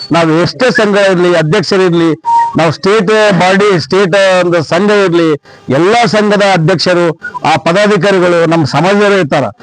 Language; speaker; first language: Kannada; native; Kannada